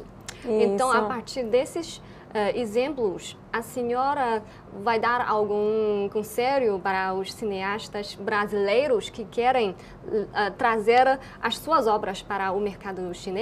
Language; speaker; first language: Portuguese; non-native, fluent; Chinese